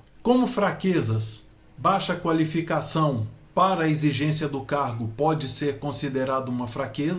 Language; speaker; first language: Portuguese; native; Portuguese